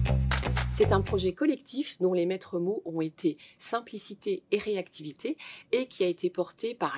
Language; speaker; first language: French; native; French